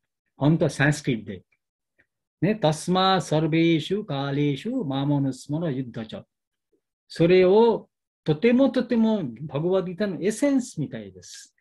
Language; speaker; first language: Japanese; non-native, learner; Bangla